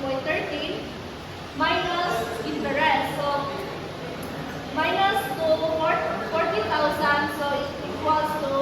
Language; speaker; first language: English; non-native, local second language; Cebuano